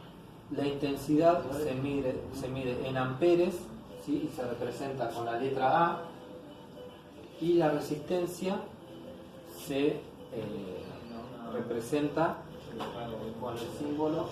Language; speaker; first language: Spanish; native; Spanish